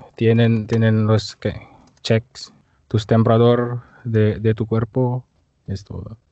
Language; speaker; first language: Spanish; non-native, learner; Indonesian